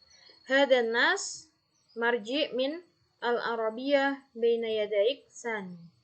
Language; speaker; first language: Arabic; non-native, fluent; Indonesian